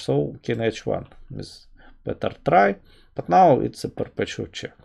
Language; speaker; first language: English; non-native, fluent; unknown